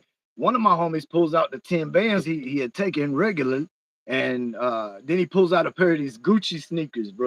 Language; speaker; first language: English; native; English